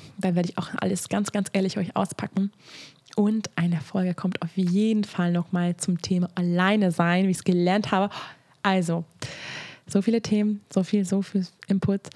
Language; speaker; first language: German; non-native, fluent; Hungarian